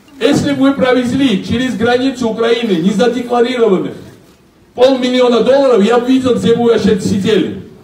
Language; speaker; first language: Russian; non-native, local second language; Georgian